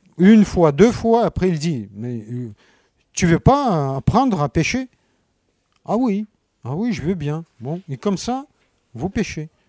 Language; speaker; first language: French; non-native, fluent; Russian